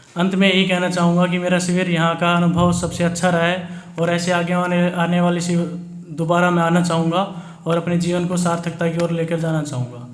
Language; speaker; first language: Hindi; native; Hindi